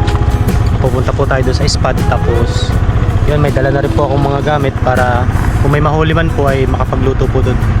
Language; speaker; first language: Filipino; native; Filipino